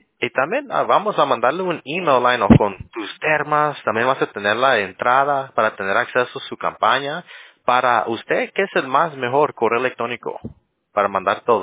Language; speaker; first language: Spanish; early bilingual, heritage; Spanish